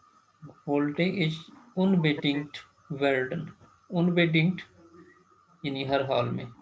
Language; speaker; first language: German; non-native, fluent; Urdu